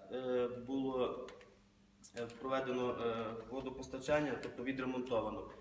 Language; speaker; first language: Ukrainian; native; Ukrainian